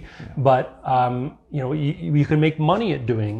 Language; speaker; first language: English; native; English